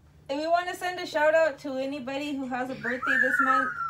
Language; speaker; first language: English; early bilingual, other home language; Spanish